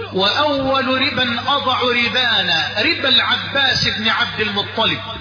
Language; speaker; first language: Arabic; native; Arabic